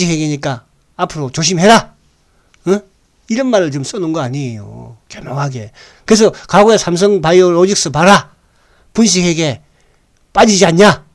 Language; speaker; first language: Korean; native; Korean